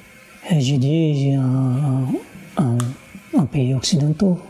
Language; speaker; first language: French; non-native, learner; Uyghur